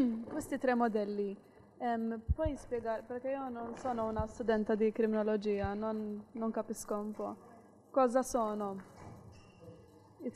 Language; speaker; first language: Italian; non-native, fluent; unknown